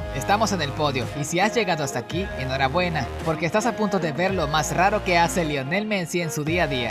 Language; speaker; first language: Spanish; native; Spanish